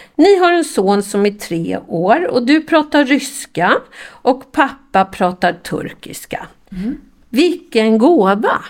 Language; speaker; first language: Swedish; native; Swedish